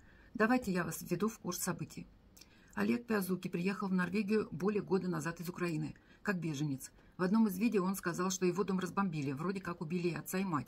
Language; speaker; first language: Russian; native; Russian